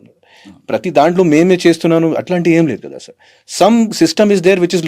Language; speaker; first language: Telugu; non-native, fluent; Hindi